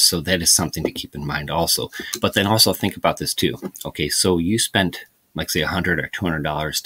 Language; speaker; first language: English; native; English